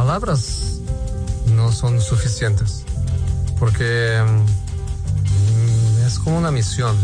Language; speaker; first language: Spanish; non-native, fluent; Portuguese